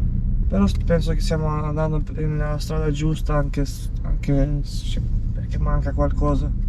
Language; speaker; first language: Italian; non-native, fluent; Albanian